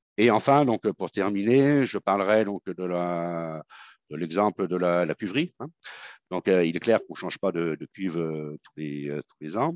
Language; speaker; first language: French; native; French